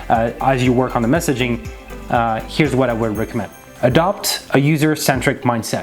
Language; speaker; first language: English; non-native, fluent; French